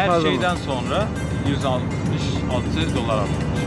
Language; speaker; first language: Turkish; non-native, fluent; Bangla